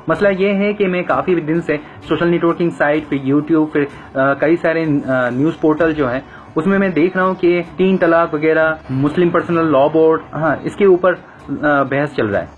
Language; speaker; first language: Hindi; non-native, fluent; Bangla